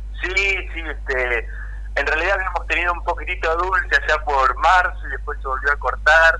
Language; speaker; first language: Spanish; native; Spanish